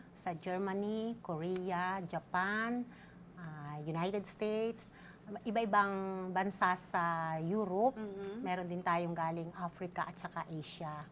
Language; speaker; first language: Filipino; native; Filipino